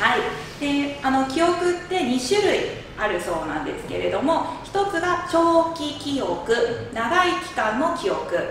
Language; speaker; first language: Japanese; native; Japanese